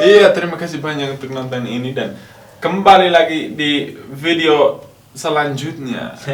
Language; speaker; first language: Indonesian; non-native, learner; English